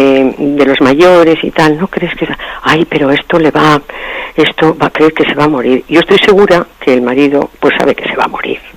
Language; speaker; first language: Spanish; native; Spanish